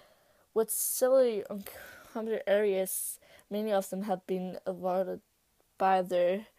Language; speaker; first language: English; non-native, learner; Danish